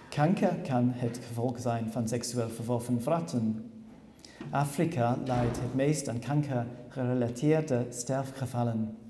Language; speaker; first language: Dutch; non-native, learner; English